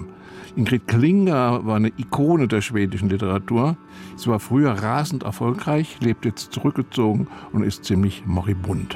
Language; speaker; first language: German; native; German